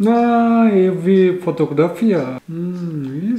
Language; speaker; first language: Portuguese; non-native, learner; Turkish